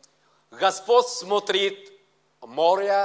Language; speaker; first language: Russian; non-native, learner; Vietnamese